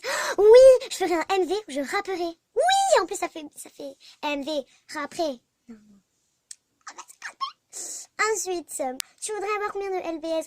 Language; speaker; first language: French; native; French